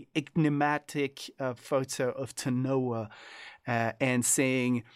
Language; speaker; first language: English; non-native, fluent; French